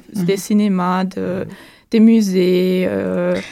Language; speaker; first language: French; non-native, fluent; German